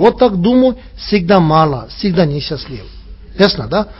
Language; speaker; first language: Russian; non-native, learner; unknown